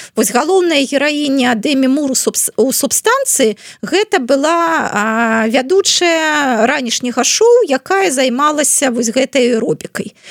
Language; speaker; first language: Belarusian; non-native, local second language; Russian